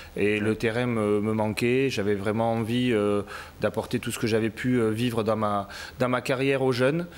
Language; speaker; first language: French; native; French